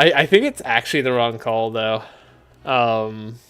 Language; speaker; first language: English; native; English